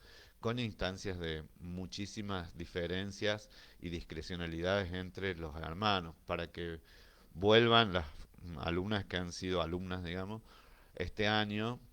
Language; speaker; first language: Spanish; native; Spanish